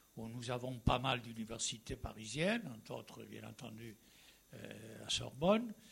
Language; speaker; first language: French; non-native, fluent; Spanish